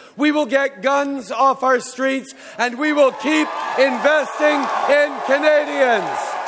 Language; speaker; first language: English; early bilingual, other home language; French